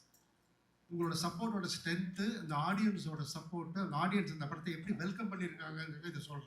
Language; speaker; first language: Tamil; native; Tamil